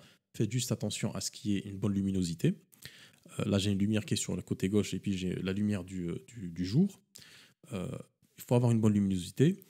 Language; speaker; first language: French; native; French